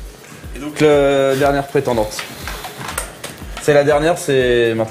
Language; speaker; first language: French; native; French